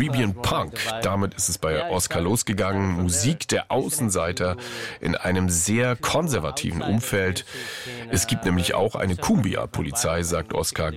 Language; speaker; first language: German; native; German